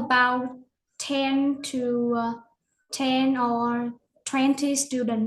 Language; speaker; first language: English; non-native, learner; Vietnamese